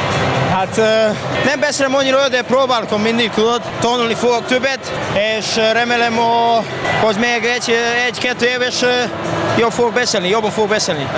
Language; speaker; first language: Hungarian; non-native, learner; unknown